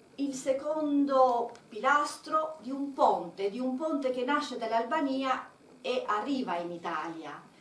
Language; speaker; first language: Italian; non-native, fluent; Albanian